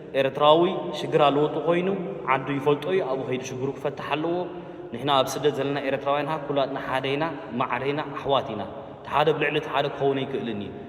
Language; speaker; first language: Tigrinya; early bilingual, heritage; Tigrinya